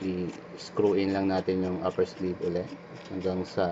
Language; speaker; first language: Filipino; native; Filipino